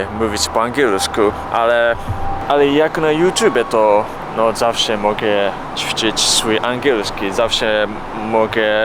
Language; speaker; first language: Polish; non-native, learner; Japanese